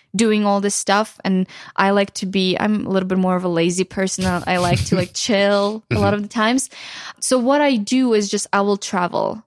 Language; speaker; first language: English; non-native, fluent; Ukrainian